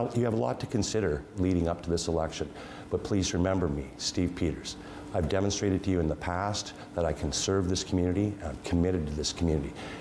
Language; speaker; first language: English; native; English